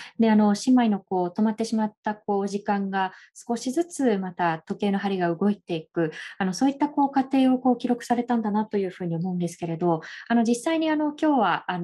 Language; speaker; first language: Japanese; native; Japanese